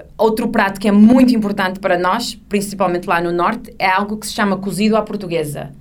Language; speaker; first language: Portuguese; native; Portuguese